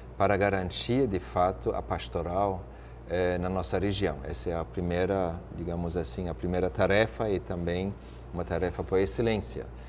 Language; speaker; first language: Portuguese; non-native, fluent; German